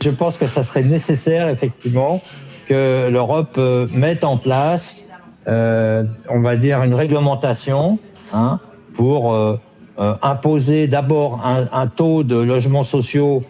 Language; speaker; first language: French; native; French